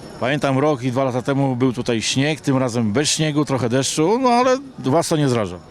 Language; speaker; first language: Polish; native; Polish